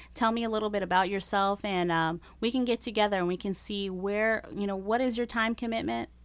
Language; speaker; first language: English; early bilingual, other home language; Spanish